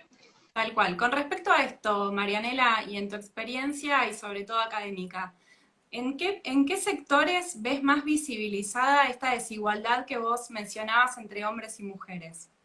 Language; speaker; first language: Spanish; native; Spanish